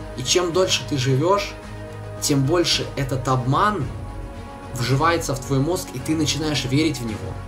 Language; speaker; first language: Russian; native; Russian